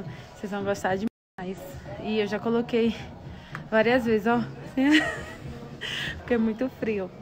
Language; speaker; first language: Portuguese; native; Portuguese